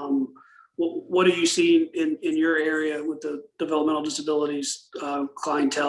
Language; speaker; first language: English; native; English